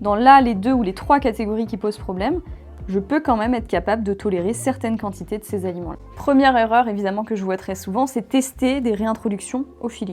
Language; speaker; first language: French; native; French